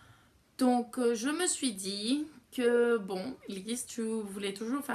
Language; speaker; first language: French; non-native, fluent; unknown